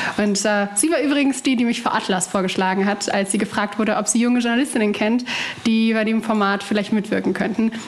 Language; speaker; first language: German; early bilingual, other home language; Arabic